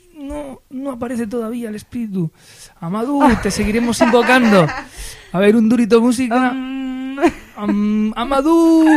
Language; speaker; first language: Spanish; native; Spanish